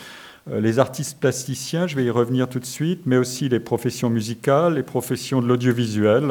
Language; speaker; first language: French; native; French